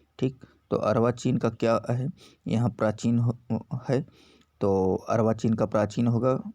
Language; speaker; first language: Hindi; native; Hindi